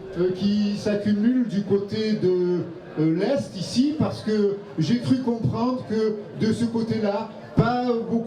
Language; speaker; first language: French; native; French